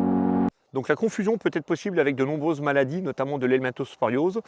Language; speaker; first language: French; native; French